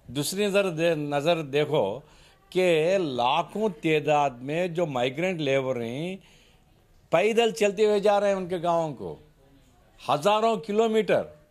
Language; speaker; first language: Hindi; non-native, local second language; Urdu